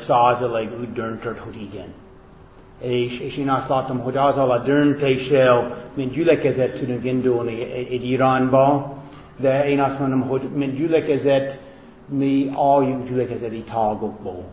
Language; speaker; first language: Hungarian; non-native, fluent; English